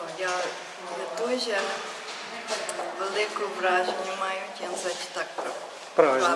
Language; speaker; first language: Ukrainian; early bilingual, heritage; English